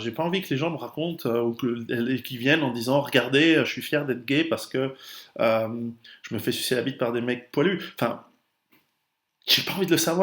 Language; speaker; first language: French; native; French